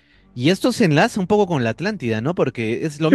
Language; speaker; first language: Spanish; native; Spanish